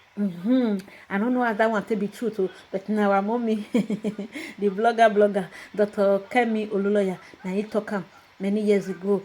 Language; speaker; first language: Nigerian Pidgin; non-native, local second language; Igbo